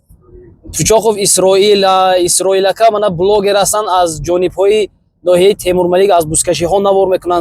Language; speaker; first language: Persian; native; Persian